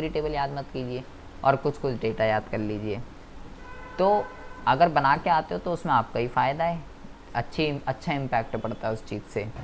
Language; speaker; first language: Hindi; native; Hindi